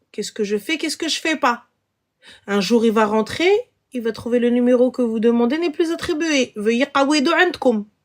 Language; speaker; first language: French; early bilingual, other home language; Arabic